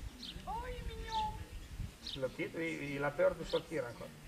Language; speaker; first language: French; non-native, fluent; Romanian